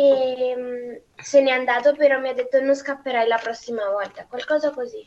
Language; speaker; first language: Italian; non-native, learner; Spanish